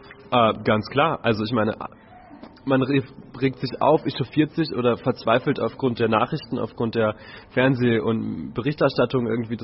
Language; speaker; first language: German; native; German